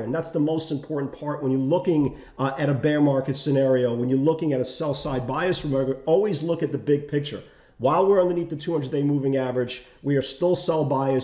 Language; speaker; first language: English; native; English